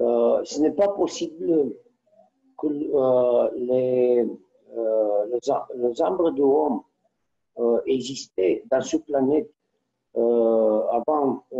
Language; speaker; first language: French; non-native, learner; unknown